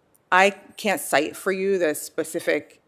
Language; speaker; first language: English; native; English